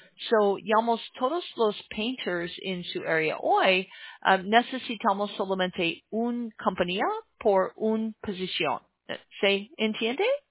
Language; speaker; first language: Spanish; non-native, learner; English